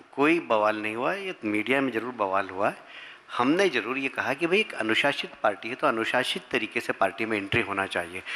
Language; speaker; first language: Hindi; native; Hindi